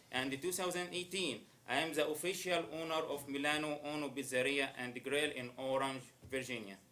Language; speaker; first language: English; non-native, learner; Arabic